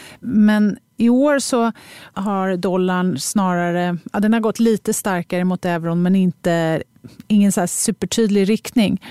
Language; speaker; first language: Swedish; native; Swedish